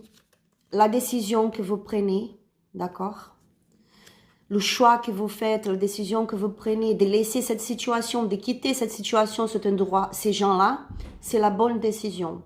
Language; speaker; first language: French; non-native, learner; Spanish